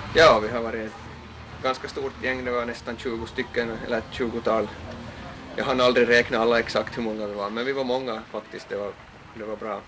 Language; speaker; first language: Swedish; native; Swedish